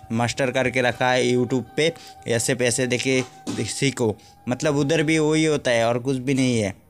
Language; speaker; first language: Hindi; non-native, local second language; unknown